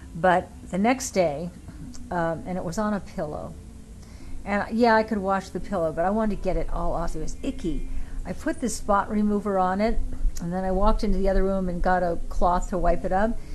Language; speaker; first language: English; native; English